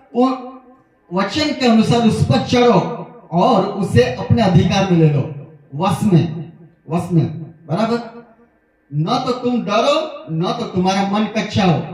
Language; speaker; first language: Hindi; non-native, local second language; Gujarati